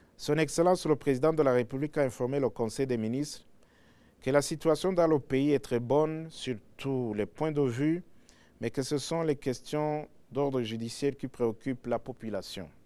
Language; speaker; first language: French; non-native, local second language; Rundi